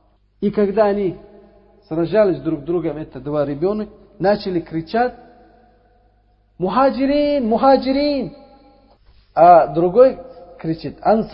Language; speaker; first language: Russian; non-native, learner; Uzbek